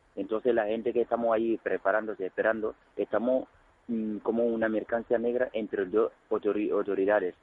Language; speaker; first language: Spanish; non-native, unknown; Wolof